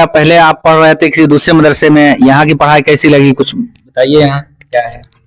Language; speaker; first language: Urdu; native; Urdu